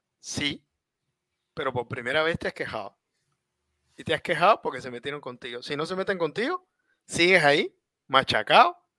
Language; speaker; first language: Spanish; native; Spanish